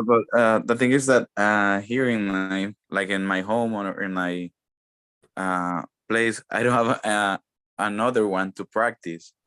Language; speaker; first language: English; non-native, learner; Spanish